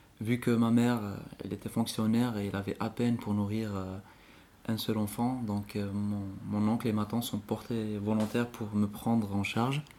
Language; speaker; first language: French; non-native, local second language; Arabic